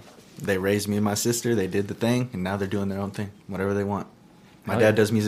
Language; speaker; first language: English; early bilingual, other home language; Spanish